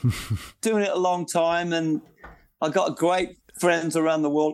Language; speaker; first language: English; native; English